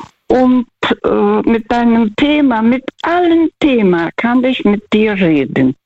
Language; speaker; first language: German; non-native, fluent; Russian